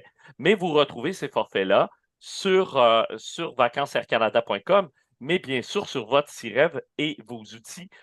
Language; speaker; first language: French; native; French